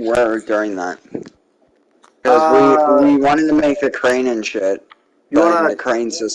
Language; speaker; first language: English; native; English